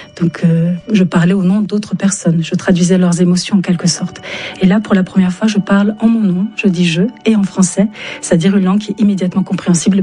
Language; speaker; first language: French; non-native, local second language; Turkish